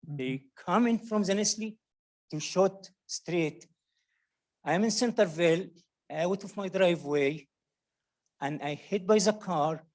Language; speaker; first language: English; non-native, learner; Arabic